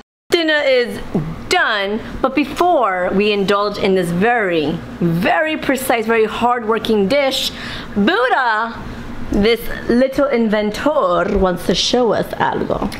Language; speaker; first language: English; early bilingual, other home language; Spanish